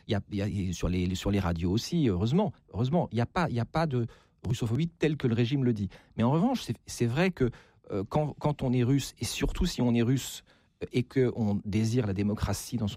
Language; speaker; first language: French; native; French